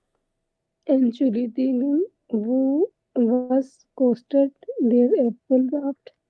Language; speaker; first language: German; non-native, learner; Urdu